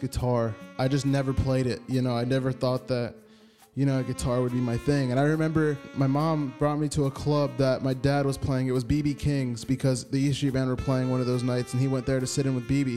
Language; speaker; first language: English; native; English